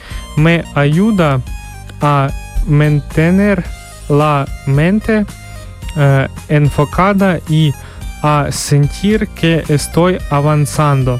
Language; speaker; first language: Spanish; non-native, learner; Ukrainian